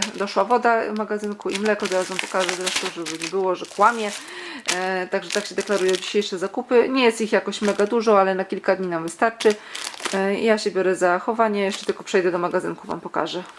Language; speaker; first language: Polish; native; Polish